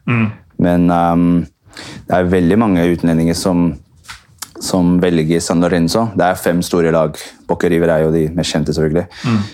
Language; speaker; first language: Norwegian; early bilingual, heritage; Norwegian